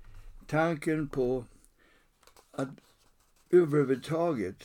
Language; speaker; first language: Swedish; non-native, fluent; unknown